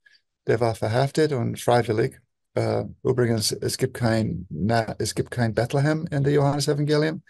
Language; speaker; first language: German; non-native, fluent; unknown